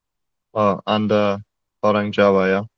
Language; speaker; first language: Indonesian; non-native, learner; English